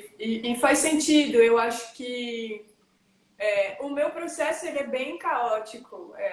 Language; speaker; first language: Portuguese; early bilingual, heritage; French